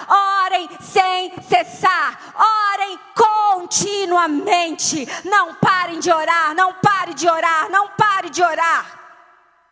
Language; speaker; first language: Portuguese; native; Portuguese